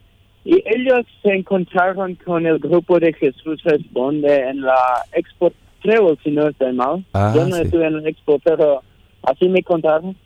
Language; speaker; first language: Spanish; non-native, local second language; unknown